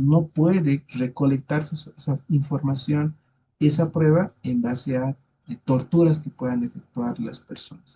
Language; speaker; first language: Spanish; native; Spanish